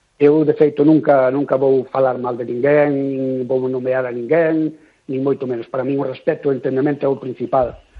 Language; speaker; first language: Galician; native; Galician